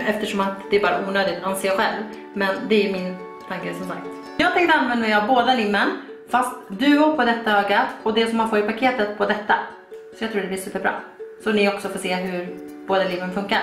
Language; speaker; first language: Swedish; native; Swedish